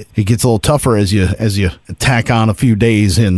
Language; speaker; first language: English; native; English